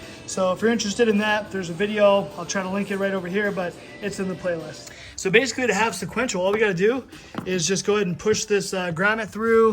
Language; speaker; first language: English; native; English